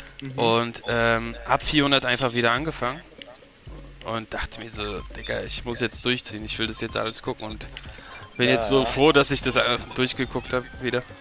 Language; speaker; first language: German; native; German